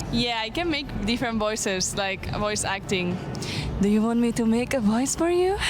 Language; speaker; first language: English; non-native, fluent; Romanian